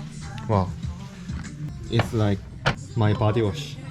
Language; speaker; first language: English; non-native, learner; Korean